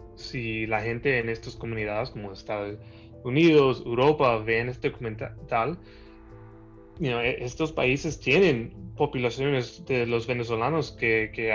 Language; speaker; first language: Spanish; early bilingual, heritage; Spanish